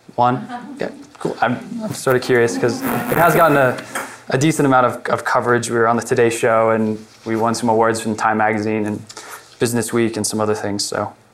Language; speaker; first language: English; native; English